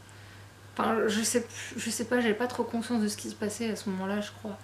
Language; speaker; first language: French; native; French